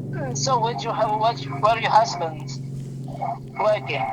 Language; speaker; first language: English; non-native, learner; Indonesian